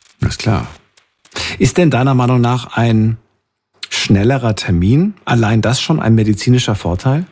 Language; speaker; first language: German; native; German